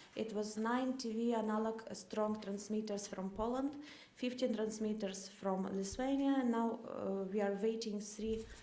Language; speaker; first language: English; non-native, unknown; Ukrainian